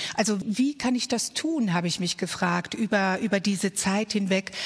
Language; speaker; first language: German; early bilingual, other home language; Croatian